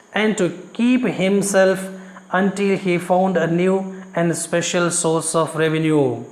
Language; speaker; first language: English; non-native, local second language; Kannada